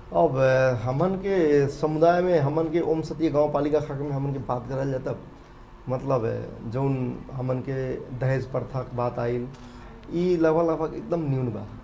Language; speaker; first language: Bhojpuri; non-native, local second language; Dangaura Tharu